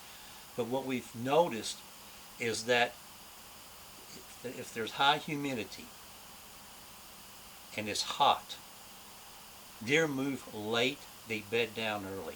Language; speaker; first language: English; native; English